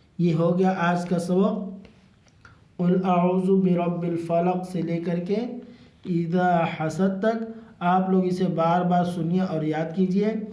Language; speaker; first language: Urdu; native; Urdu